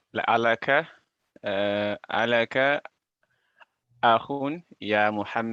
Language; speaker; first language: Arabic; non-native, learner; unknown